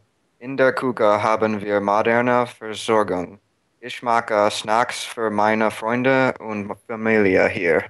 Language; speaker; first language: German; non-native, learner; English